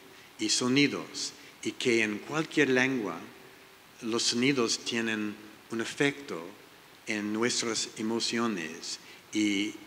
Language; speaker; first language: Spanish; non-native, learner; English